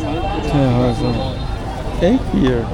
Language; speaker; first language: English; non-native, learner; Chinese